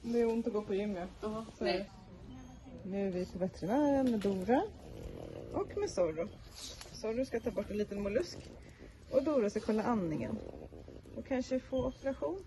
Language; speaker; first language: Swedish; native; Swedish